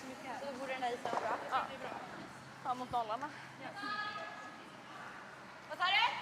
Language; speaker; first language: Swedish; native; Swedish